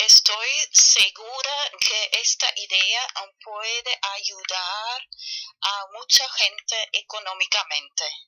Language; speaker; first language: Spanish; non-native, fluent; German